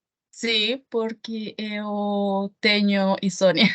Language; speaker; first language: Portuguese; non-native, learner; Spanish